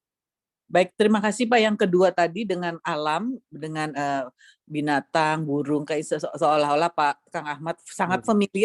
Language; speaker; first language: Indonesian; native; Indonesian